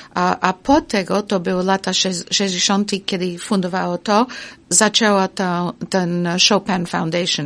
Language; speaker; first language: Polish; non-native, fluent; English